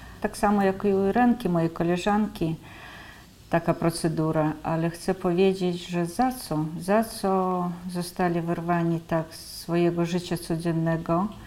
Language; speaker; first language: Polish; early bilingual, heritage; Polish